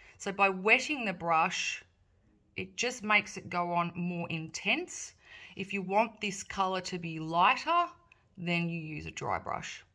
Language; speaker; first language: English; native; English